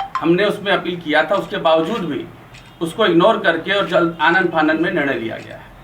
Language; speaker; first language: Hindi; native; Hindi